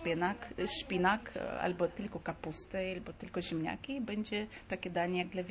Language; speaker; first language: Polish; non-native, fluent; Crimean Tatar